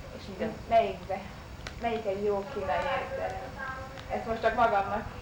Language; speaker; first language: Hungarian; native; Hungarian